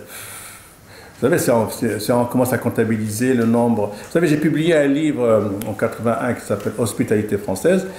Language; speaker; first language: French; non-native, local second language; Arabic